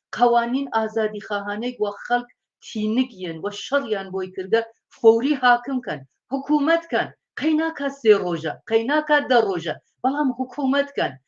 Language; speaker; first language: Central Kurdish; non-native, local second language; Persian